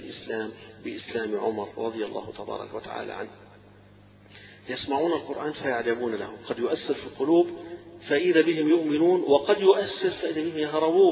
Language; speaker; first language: Arabic; native; Arabic